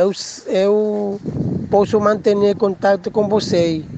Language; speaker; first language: Portuguese; non-native, learner; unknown